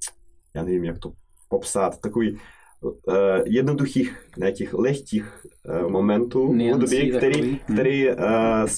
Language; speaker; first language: Czech; non-native, learner; Russian